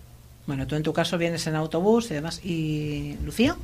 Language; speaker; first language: Spanish; native; Spanish